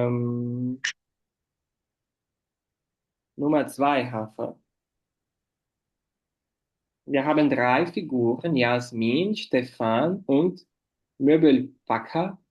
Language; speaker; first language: German; non-native, fluent; Portuguese